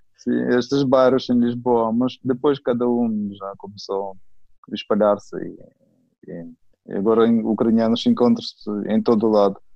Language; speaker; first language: Portuguese; non-native, fluent; Ukrainian